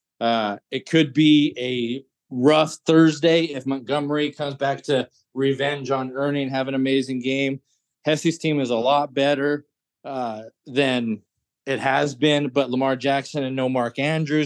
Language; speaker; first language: English; native; English